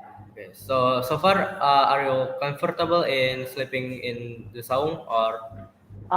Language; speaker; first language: English; non-native, fluent; Indonesian